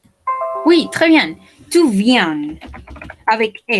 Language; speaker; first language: French; non-native, learner; Spanish